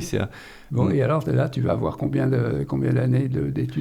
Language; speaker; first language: French; native; French